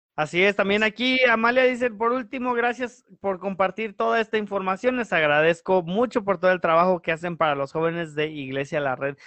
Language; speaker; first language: Spanish; early bilingual, heritage; Spanish